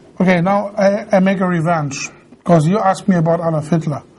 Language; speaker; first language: English; non-native, fluent; German